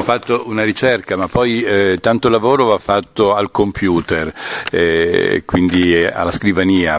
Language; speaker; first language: Italian; native; Italian